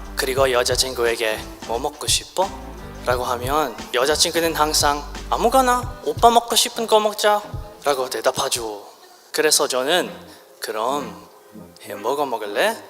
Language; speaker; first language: Korean; non-native, learner; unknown